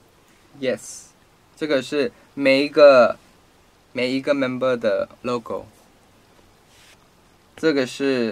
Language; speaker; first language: Chinese; non-native, fluent; Thai